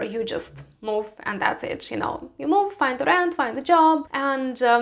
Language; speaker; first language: English; non-native, fluent; Romanian